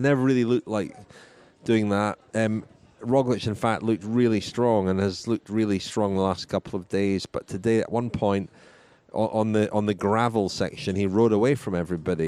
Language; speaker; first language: English; native; English